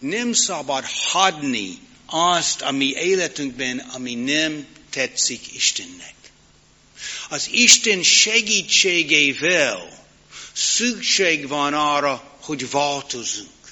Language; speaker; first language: Hungarian; non-native, learner; English